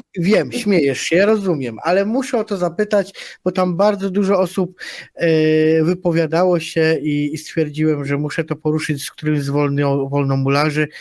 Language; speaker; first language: Polish; native; Polish